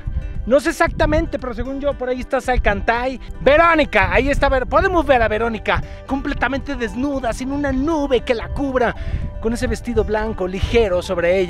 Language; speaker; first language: Spanish; native; Spanish